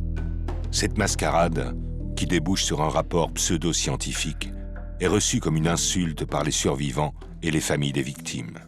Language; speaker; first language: French; native; French